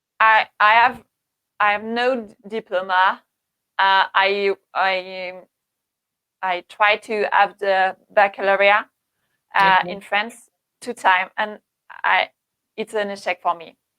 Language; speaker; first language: English; non-native, learner; French